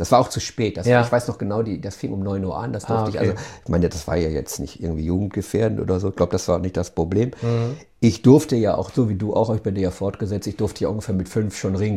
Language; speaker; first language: German; native; German